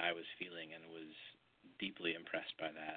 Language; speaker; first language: English; native; English